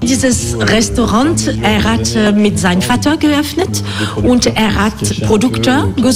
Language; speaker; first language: German; non-native, learner; French